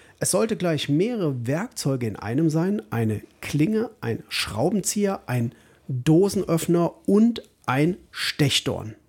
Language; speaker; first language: German; native; German